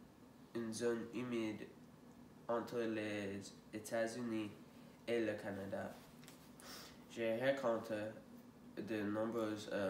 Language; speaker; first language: French; non-native, learner; English